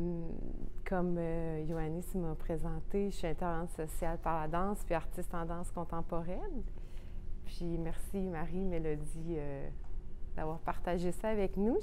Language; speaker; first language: French; native; French